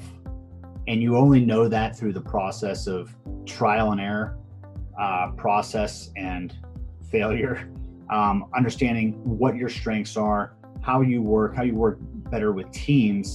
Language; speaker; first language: English; native; English